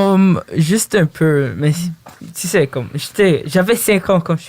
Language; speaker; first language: French; early bilingual, other home language; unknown